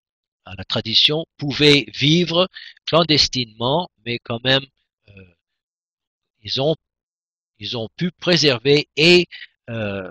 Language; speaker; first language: French; non-native, fluent; English